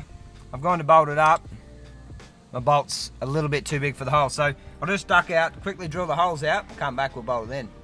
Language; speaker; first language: English; native; English